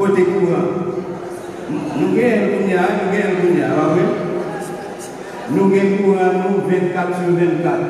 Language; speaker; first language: French; non-native, local second language; Haitian Creole